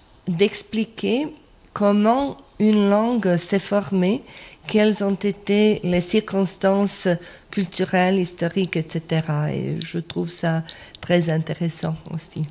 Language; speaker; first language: French; non-native, fluent; Croatian